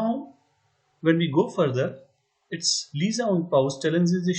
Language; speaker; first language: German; non-native, fluent; Hindi